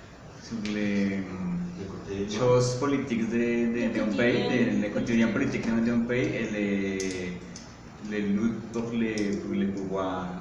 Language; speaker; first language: French; non-native, learner; Spanish